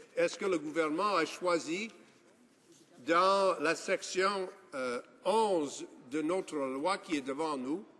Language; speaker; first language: French; non-native, local second language; English